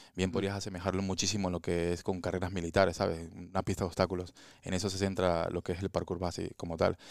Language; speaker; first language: Spanish; native; Spanish